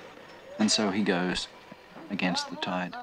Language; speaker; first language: English; native; English